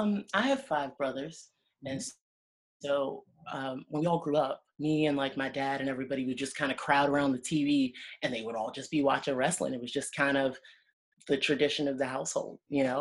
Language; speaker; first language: English; native; English